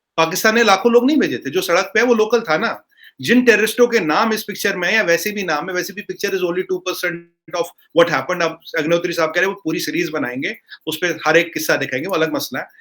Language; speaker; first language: Hindi; non-native, local second language; Kashmiri